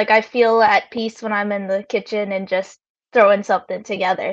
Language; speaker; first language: English; native; English